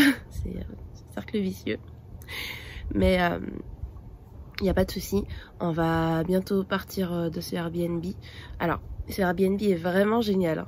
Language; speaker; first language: French; native; French